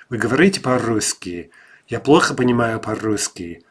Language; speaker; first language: Russian; non-native, fluent; English